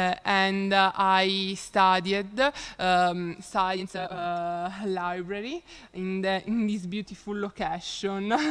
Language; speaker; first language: English; non-native, learner; Italian